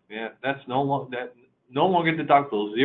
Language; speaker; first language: English; native; English